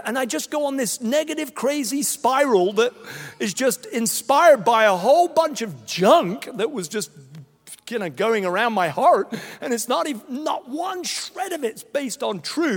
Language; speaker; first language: English; native; English